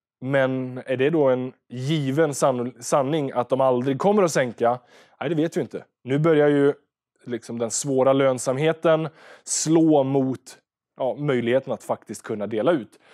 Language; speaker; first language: Swedish; native; Swedish